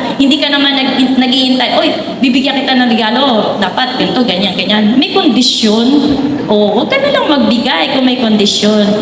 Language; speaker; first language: Filipino; native; Filipino